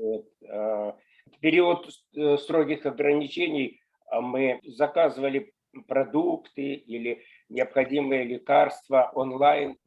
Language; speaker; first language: Russian; native; Russian